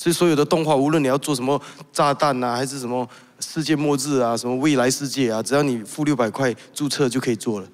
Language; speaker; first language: Chinese; native; Chinese